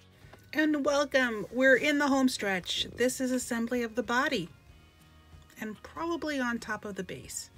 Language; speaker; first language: English; native; English